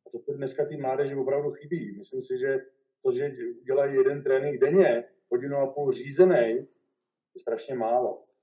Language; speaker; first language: Czech; native; Czech